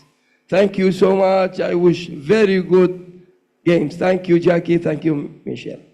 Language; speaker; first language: English; non-native, learner; Arabic